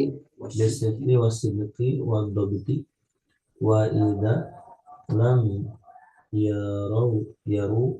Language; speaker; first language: Arabic; non-native, learner; Indonesian